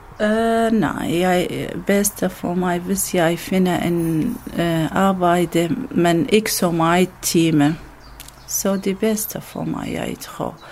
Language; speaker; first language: Danish; non-native, learner; Arabic